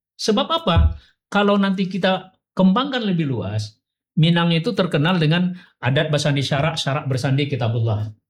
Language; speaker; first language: Indonesian; non-native, local second language; Minangkabau